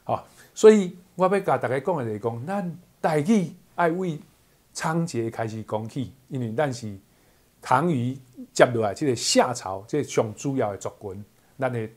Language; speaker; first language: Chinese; non-native, local second language; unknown